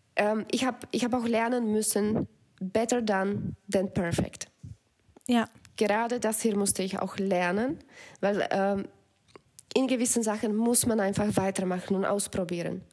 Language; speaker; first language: German; non-native, fluent; Slovak